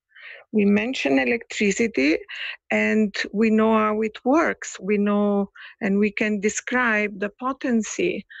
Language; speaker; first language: English; non-native, fluent; Italian